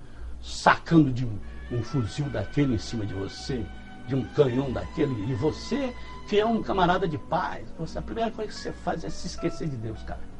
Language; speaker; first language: Portuguese; native; Portuguese